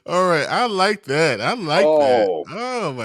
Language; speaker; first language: English; native; English